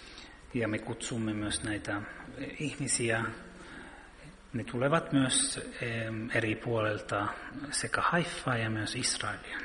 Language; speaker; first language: Finnish; early bilingual, heritage; Finnish